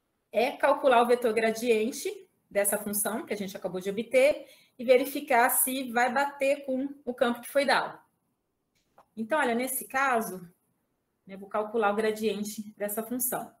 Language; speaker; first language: Portuguese; native; Portuguese